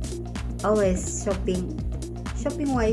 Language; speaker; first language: English; non-native, learner; Indonesian